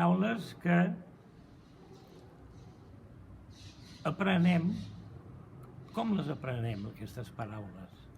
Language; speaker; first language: Catalan; non-native, fluent; Portuguese